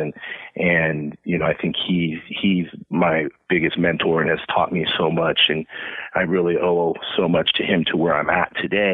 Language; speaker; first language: English; native; English